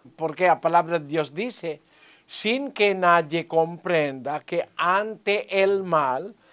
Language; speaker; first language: Spanish; non-native, fluent; Filipino